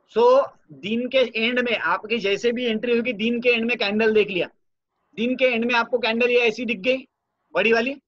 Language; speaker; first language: Hindi; non-native, local second language; Marathi